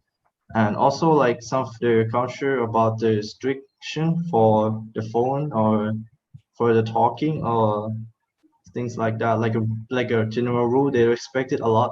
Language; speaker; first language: English; non-native, fluent; Thai